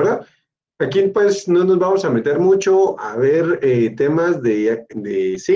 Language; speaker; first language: Spanish; native; Spanish